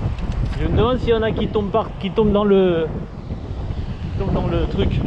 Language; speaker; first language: French; native; French